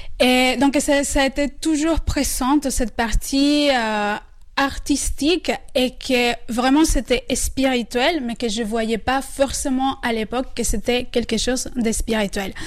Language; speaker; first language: French; non-native, fluent; Spanish